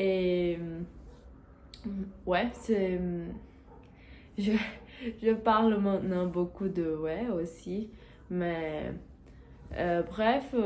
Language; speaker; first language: French; non-native, learner; Portuguese